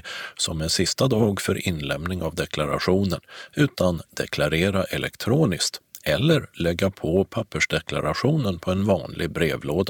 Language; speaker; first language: Swedish; native; Swedish